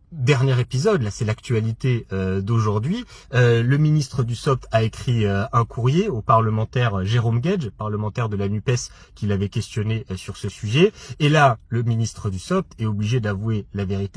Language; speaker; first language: French; native; French